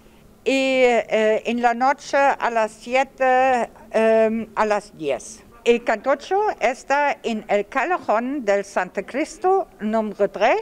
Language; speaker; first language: Spanish; non-native, learner; German